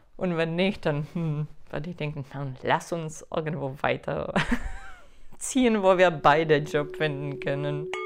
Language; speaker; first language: German; non-native, fluent; Czech